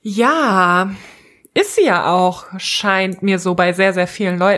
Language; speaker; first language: German; native; German